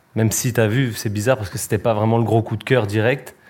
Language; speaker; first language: French; early bilingual, other home language; Spanish